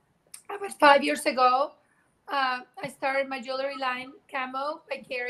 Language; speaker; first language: English; non-native, fluent; Spanish